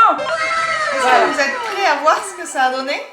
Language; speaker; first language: French; native; French